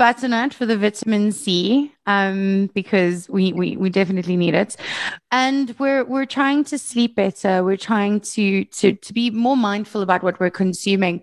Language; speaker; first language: English; native; English